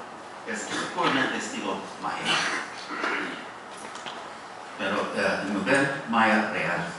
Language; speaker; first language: Spanish; non-native, fluent; English